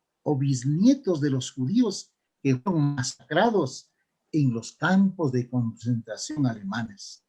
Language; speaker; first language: Spanish; native; Spanish